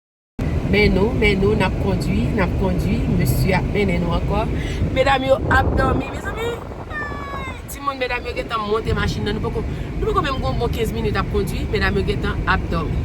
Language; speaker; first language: French; non-native, learner; Haitian Creole